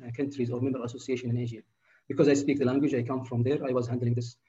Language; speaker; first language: English; non-native, fluent; Arabic